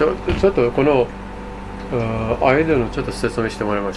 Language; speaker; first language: Japanese; non-native, fluent; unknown